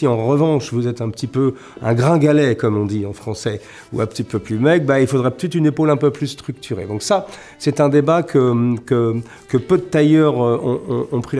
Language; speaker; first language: French; native; French